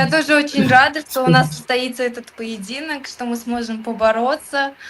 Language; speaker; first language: Russian; native; Russian